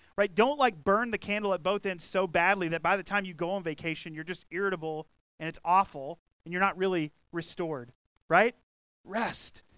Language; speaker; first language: English; native; English